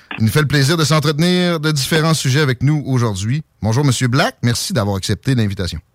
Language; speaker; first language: French; native; French